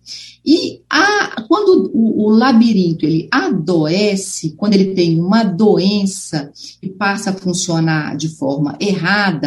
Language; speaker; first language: Portuguese; native; Portuguese